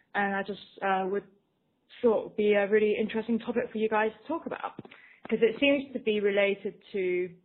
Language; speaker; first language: English; non-native, fluent; Chinese